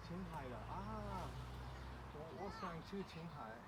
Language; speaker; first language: Chinese; non-native, learner; English